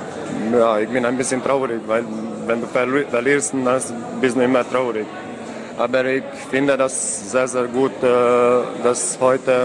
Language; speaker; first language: German; non-native, learner; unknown